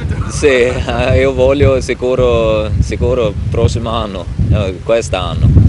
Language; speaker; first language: Italian; non-native, learner; Swedish